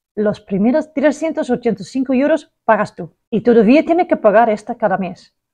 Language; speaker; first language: Spanish; non-native, learner; Dutch